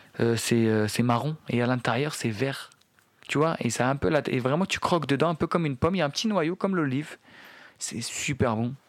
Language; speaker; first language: French; non-native, local second language; Arabic